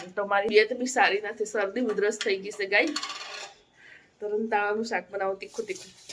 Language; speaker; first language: Gujarati; non-native, local second language; Bhili